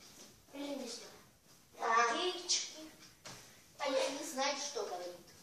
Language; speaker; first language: Russian; non-native, learner; Armenian